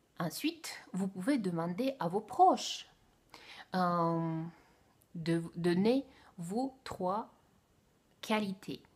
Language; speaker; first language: French; non-native, fluent; Russian